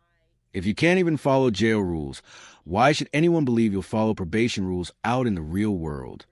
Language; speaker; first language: English; native; English